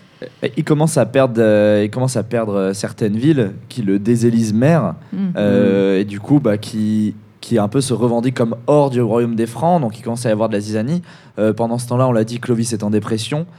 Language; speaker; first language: French; native; French